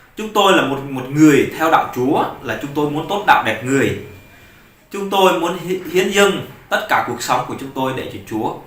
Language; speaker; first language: Vietnamese; non-native, local second language; Jarai